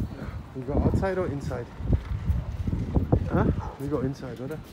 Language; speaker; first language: English; non-native, learner; German